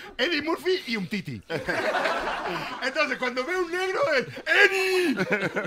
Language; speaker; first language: Spanish; native; Spanish